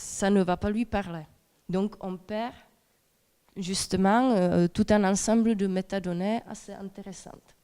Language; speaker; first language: French; non-native, fluent; Czech